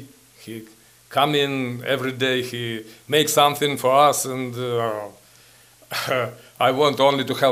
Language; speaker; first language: English; non-native, learner; Ukrainian